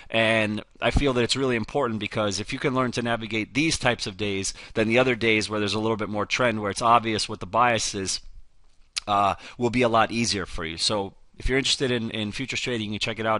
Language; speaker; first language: English; native; English